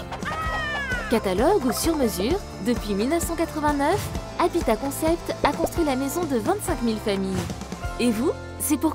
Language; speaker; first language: French; native; French